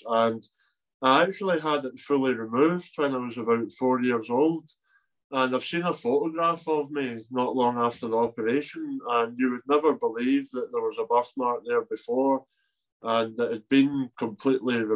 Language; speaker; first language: English; native; English